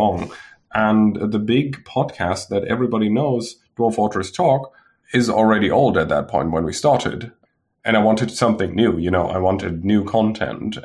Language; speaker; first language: English; non-native, fluent; German